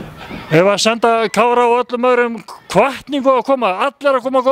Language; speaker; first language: Icelandic; native; Icelandic